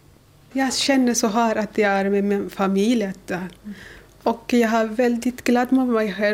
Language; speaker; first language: Swedish; non-native, learner; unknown